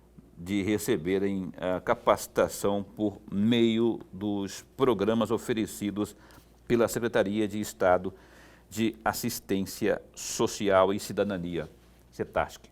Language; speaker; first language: Portuguese; native; Portuguese